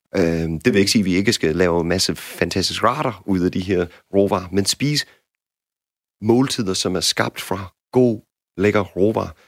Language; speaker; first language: Danish; non-native, fluent; English